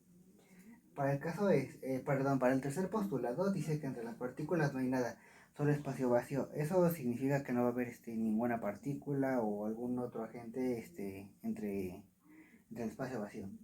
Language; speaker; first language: Spanish; native; Spanish